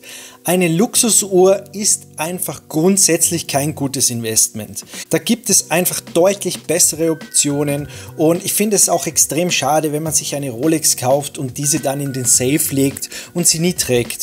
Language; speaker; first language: German; native; German